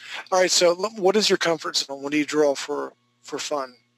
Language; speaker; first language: English; native; English